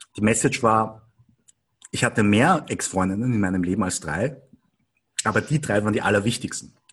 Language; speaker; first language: German; native; German